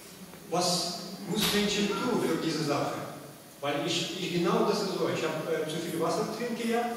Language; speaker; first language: German; non-native, learner; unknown